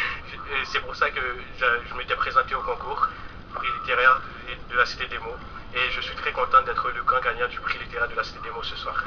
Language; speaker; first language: French; non-native, local second language; Haitian Creole